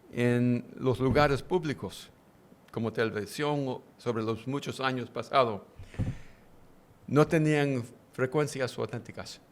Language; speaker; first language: Spanish; early bilingual, heritage; English